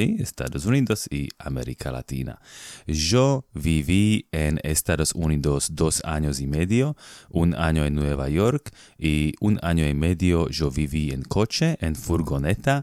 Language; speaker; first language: Spanish; non-native, fluent; Slovak